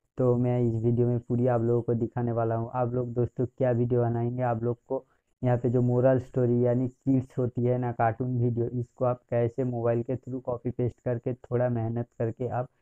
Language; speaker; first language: Hindi; non-native, local second language; Bangla